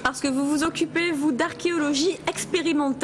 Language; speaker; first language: French; native; French